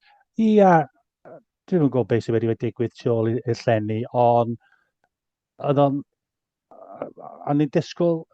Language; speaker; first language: Welsh; non-native, fluent; English